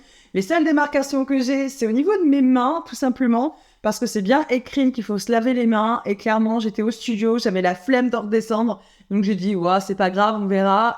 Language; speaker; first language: French; native; French